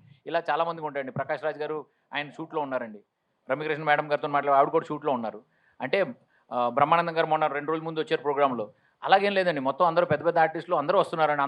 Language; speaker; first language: Telugu; native; Telugu